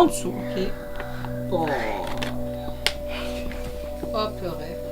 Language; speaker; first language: French; native; French